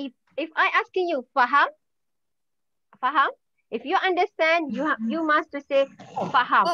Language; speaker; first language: English; non-native, learner; Malay